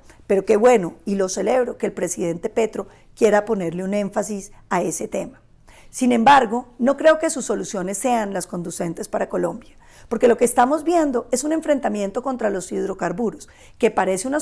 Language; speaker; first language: Spanish; native; Spanish